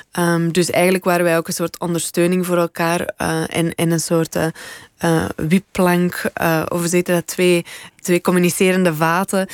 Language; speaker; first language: Dutch; native; Dutch